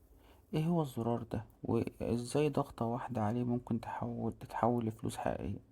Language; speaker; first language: Arabic; native; Arabic